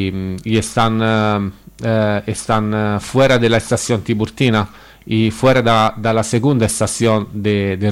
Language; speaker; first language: Spanish; non-native, learner; Italian